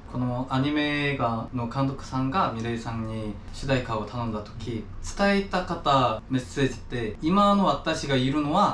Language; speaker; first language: Japanese; non-native, fluent; Korean